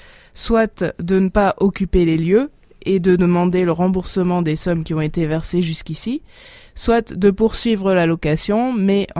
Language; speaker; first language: French; native; French